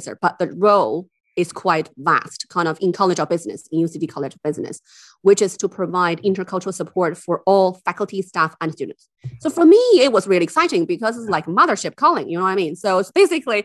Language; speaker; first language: English; non-native, fluent; Chinese